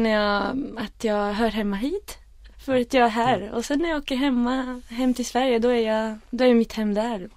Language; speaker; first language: Swedish; early bilingual, other home language; Arabic